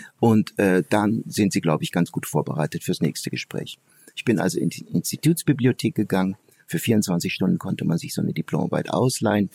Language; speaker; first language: German; early bilingual, other home language; Turkish